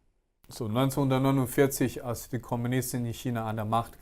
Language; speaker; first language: German; non-native, fluent; Chinese